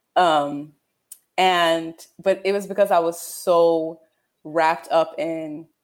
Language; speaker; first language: English; non-native, local second language; Yoruba